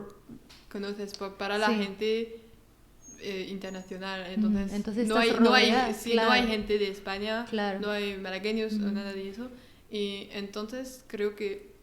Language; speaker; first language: Spanish; non-native, learner; French